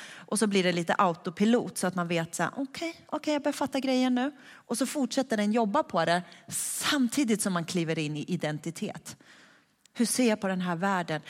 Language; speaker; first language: Swedish; early bilingual, other home language; Persian